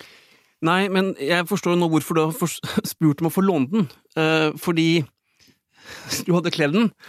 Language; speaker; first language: Norwegian; native; Norwegian